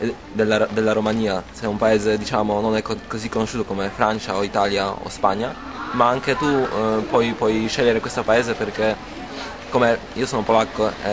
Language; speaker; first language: Italian; non-native, fluent; Polish